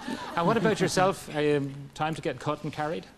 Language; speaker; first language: English; native; English